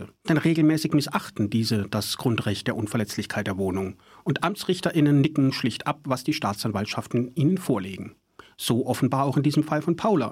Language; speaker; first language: German; native; German